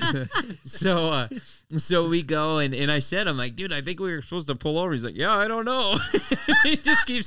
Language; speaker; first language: English; native; English